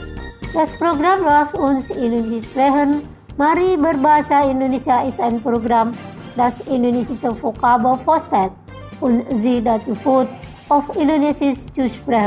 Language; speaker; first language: German; non-native, fluent; Indonesian